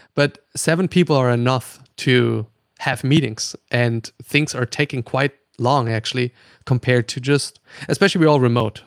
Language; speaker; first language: English; non-native, fluent; German